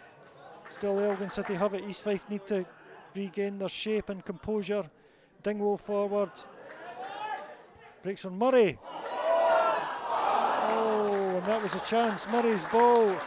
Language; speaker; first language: English; native; English